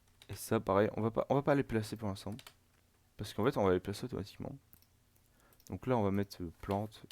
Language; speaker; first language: French; native; French